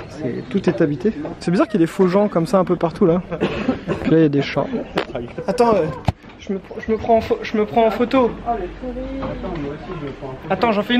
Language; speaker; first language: French; native; French